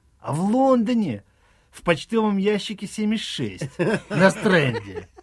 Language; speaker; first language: Russian; native; Russian